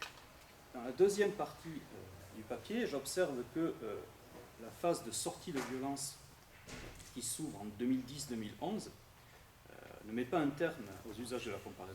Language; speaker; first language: French; native; French